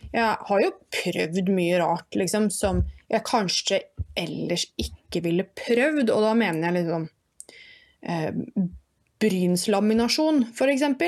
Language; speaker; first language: Norwegian; native; Norwegian